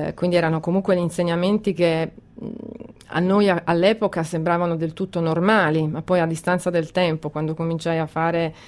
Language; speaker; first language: Italian; non-native, fluent; Croatian